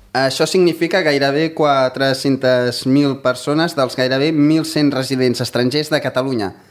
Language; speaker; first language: Catalan; native; Catalan